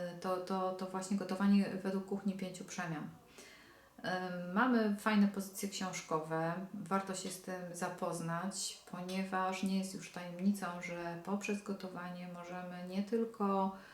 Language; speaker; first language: Polish; native; Polish